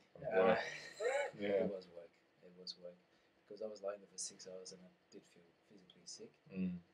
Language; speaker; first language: English; non-native, fluent; German